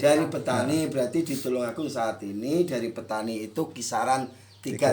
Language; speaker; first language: Indonesian; native; Indonesian